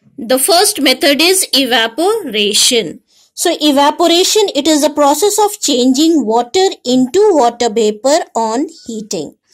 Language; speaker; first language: English; non-native, local second language; Hindi